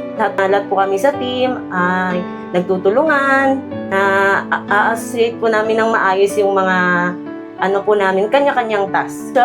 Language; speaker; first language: Filipino; non-native, local second language; Cebuano